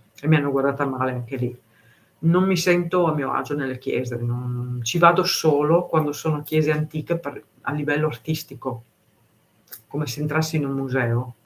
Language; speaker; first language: Italian; native; Italian